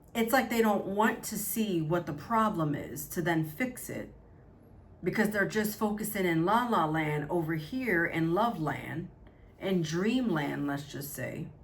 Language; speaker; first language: English; native; English